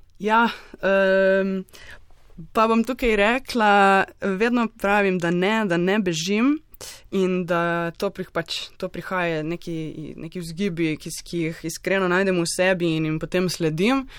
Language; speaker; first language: Slovenian; native; Slovenian